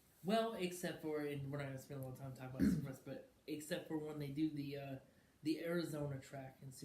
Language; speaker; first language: English; native; English